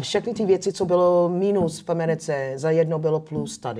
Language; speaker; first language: Czech; non-native, fluent; English